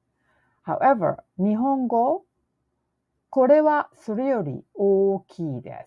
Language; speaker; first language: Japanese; non-native, fluent; English